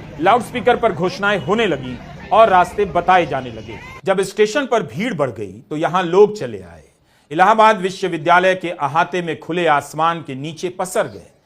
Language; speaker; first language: Hindi; non-native, local second language; Bhojpuri